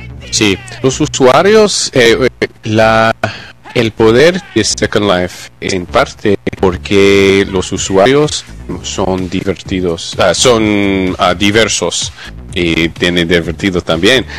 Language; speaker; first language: Spanish; non-native, learner; English